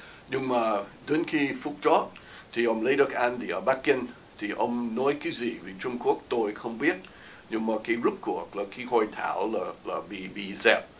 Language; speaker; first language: Vietnamese; non-native, fluent; English